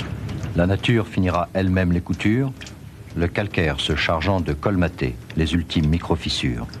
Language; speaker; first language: French; native; French